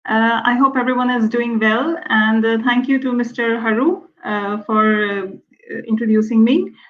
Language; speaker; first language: English; non-native, fluent; French